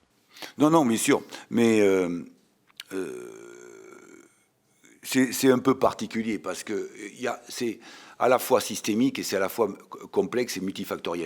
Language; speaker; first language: French; native; French